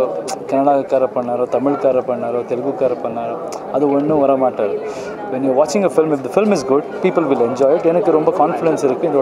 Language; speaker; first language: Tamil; non-native, learner; Kannada